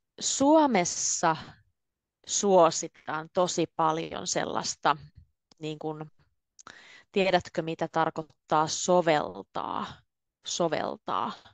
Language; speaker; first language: Finnish; native; Finnish